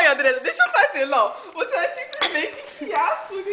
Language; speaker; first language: Portuguese; native; Portuguese